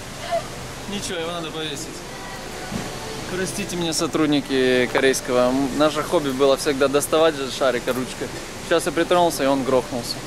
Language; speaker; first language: Russian; native; Russian